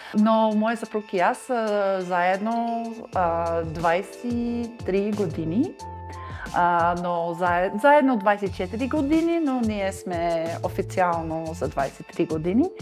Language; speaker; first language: Bulgarian; non-native, learner; English